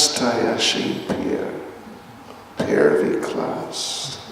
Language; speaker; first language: Russian; non-native, learner; English